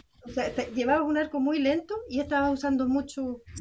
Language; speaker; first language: Spanish; native; Spanish